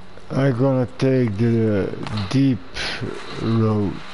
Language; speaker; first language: English; non-native, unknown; Dutch